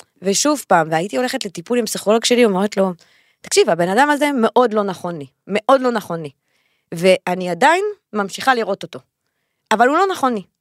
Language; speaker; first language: Hebrew; non-native, fluent; French